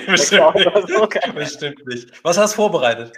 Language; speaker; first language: German; native; German